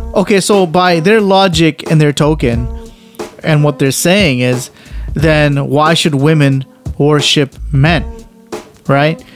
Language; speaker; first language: English; native; English